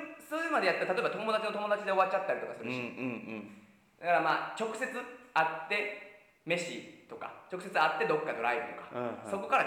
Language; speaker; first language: Japanese; native; Japanese